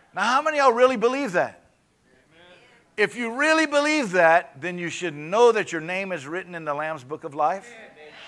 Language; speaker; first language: English; native; English